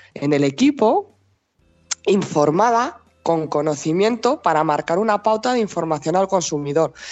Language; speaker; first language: Spanish; native; Spanish